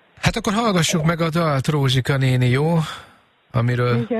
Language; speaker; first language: Hungarian; native; Hungarian